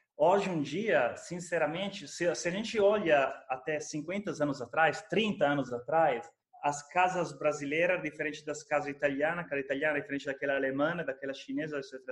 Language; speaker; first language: Portuguese; non-native, fluent; Italian